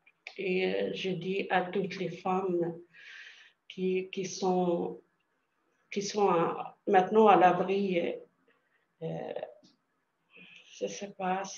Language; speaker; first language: French; non-native, learner; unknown